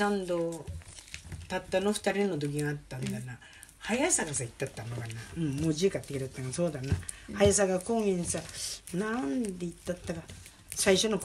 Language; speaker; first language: Japanese; native; Japanese